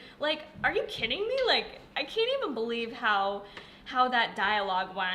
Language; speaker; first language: English; native; English